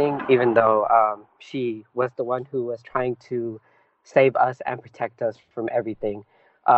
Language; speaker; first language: English; early bilingual, other home language; Punjabi